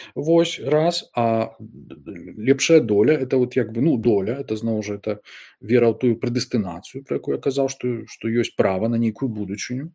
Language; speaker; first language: Belarusian; non-native, local second language; Russian